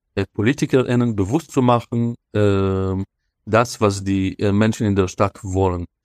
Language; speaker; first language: German; non-native, fluent; Hebrew